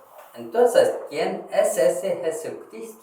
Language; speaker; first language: Spanish; non-native, learner; Korean